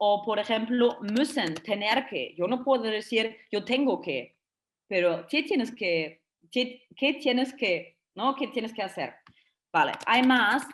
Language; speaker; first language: Spanish; non-native, fluent; German